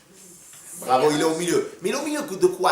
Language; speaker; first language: French; native; French